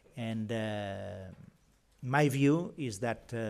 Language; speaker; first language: English; non-native, fluent; Catalan